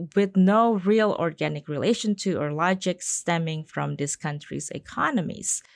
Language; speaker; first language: English; non-native, fluent; Indonesian